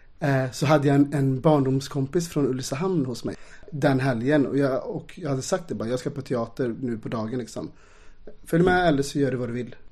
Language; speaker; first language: Swedish; native; Swedish